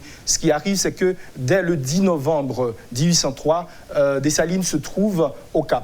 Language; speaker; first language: French; non-native, local second language; Haitian Creole